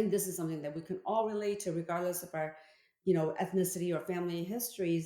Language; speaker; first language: English; early bilingual, other home language; Korean